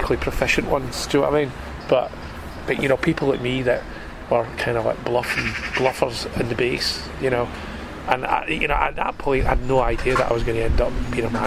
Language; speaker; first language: English; native; English